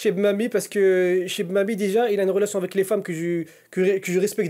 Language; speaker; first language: French; native; French